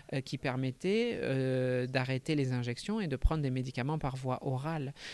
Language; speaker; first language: French; native; French